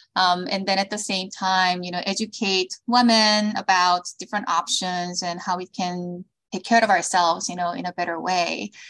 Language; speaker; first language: English; early bilingual, other home language; Korean